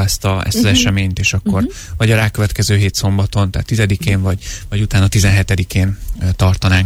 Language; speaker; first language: Hungarian; native; Hungarian